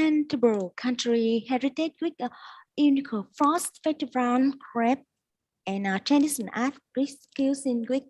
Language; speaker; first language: English; non-native, learner; Vietnamese